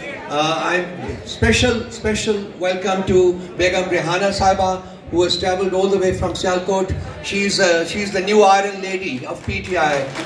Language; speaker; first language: English; non-native, local second language; Urdu